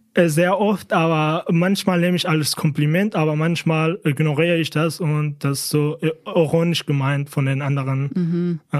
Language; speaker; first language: German; non-native, fluent; Kurdish